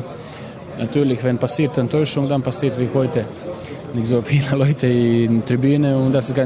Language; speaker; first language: German; non-native, fluent; Croatian